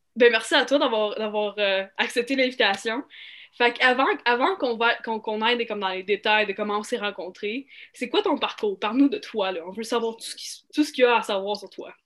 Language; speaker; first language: French; native; French